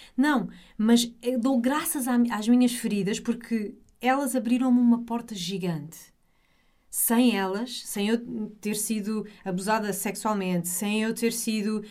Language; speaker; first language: Portuguese; native; Portuguese